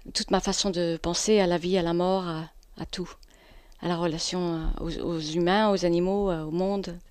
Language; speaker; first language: French; non-native, fluent; English